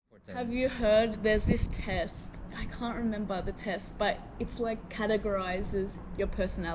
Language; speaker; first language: English; non-native, fluent; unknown